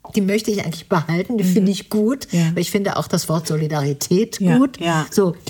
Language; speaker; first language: German; native; German